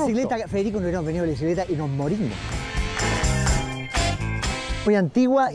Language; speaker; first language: Spanish; native; Spanish